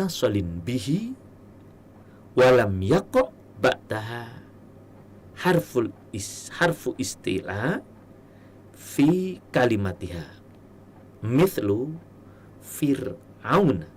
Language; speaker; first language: Arabic; non-native, fluent; Indonesian